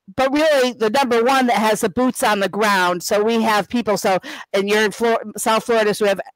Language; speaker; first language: English; native; English